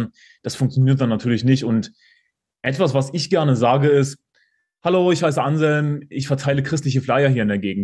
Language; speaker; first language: German; native; German